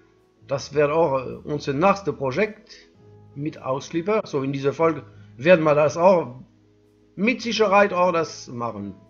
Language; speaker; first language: German; non-native, learner; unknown